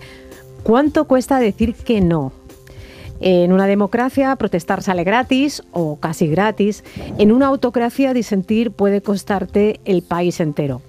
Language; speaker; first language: Spanish; native; Spanish